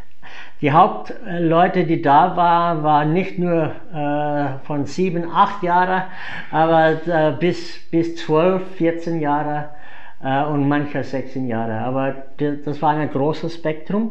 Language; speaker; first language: German; non-native, fluent; English